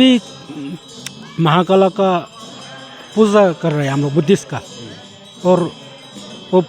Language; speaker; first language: Hindi; non-native, learner; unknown